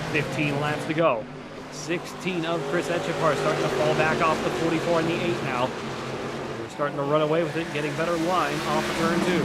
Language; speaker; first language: English; native; English